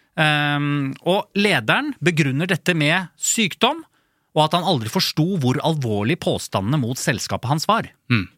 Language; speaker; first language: Norwegian; native; Norwegian